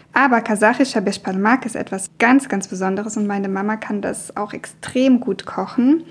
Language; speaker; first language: German; early bilingual, other home language; Russian